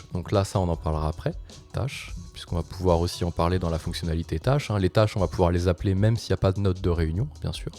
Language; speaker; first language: French; native; French